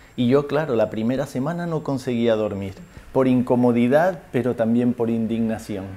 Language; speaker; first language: Spanish; native; Spanish